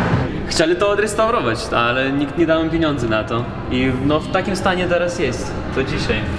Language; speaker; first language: Polish; non-native, learner; Russian